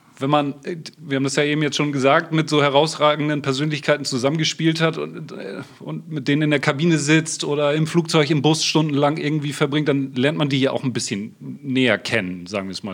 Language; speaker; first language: German; native; German